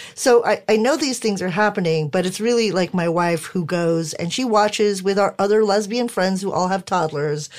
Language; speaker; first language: English; early bilingual, other home language; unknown